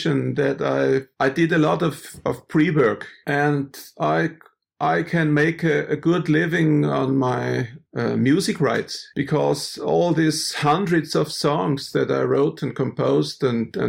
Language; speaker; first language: English; non-native, fluent; German